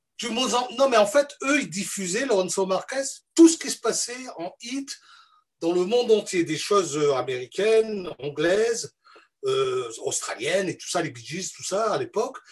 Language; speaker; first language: French; non-native, local second language; Malagasy